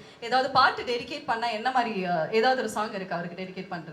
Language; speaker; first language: Tamil; native; Tamil